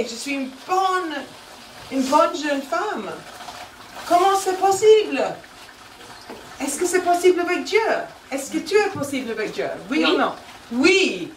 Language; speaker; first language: French; non-native, fluent; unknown